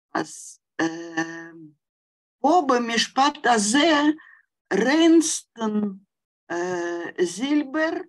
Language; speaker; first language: Hebrew; non-native, learner; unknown